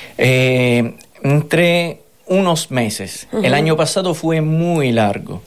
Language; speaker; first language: Spanish; non-native, fluent; Italian